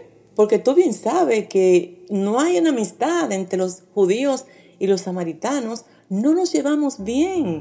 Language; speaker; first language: Spanish; native; Spanish